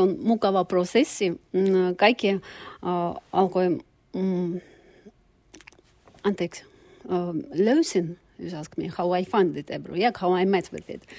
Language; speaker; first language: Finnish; non-native, learner; Russian